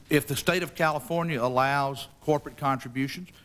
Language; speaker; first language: English; native; English